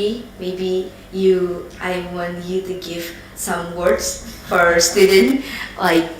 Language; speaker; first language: English; non-native, learner; Indonesian